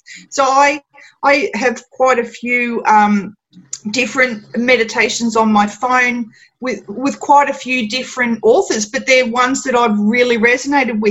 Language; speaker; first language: English; native; English